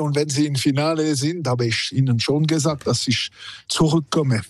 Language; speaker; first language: German; non-native, learner; French